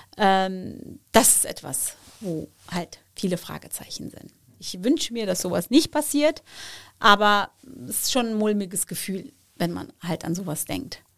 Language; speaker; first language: German; early bilingual, other home language; Turkish